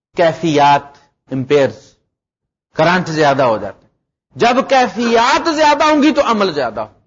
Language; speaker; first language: Urdu; non-native, local second language; Punjabi